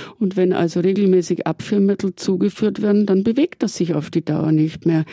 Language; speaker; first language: German; native; German